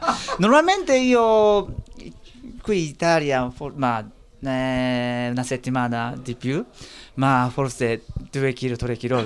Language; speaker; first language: Italian; non-native, learner; Japanese